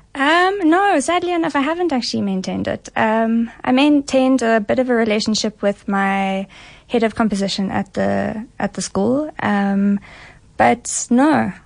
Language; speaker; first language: English; native; English